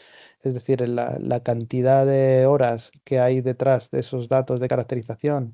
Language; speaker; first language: Spanish; native; Spanish